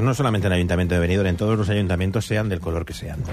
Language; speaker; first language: Spanish; native; Spanish